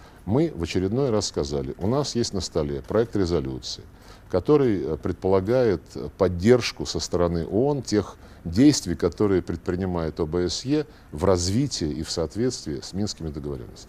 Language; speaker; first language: Russian; native; Russian